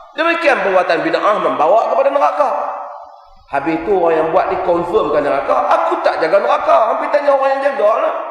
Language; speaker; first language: Malay; native; Malay